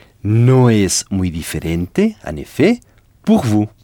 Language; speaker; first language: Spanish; non-native, fluent; French